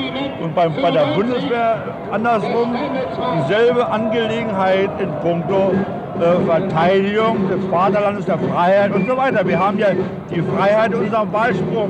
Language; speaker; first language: German; native; German